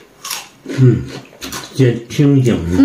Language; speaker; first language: Chinese; native; Chinese